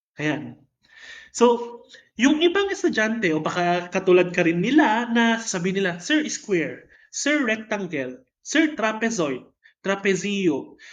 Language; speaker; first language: Filipino; native; Filipino